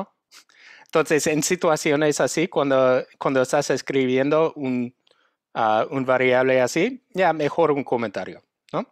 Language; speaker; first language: Spanish; non-native, fluent; English